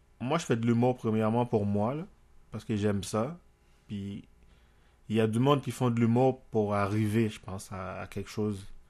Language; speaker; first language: French; non-native, local second language; Haitian Creole